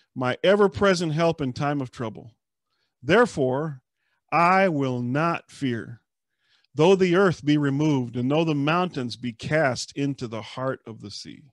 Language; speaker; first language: English; native; English